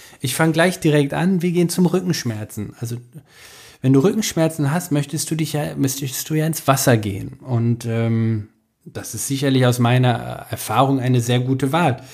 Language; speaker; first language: German; native; German